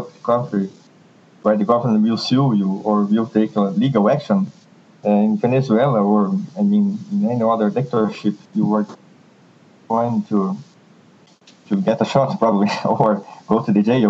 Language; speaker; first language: English; non-native, fluent; Portuguese